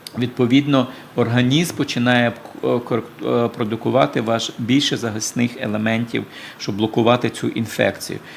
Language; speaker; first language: Ukrainian; native; Ukrainian